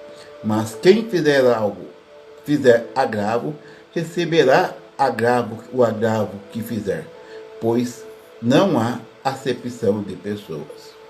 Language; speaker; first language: Portuguese; native; Portuguese